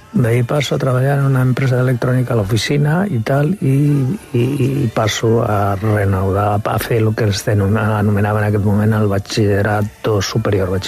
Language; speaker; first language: Catalan; non-native, local second language; Spanish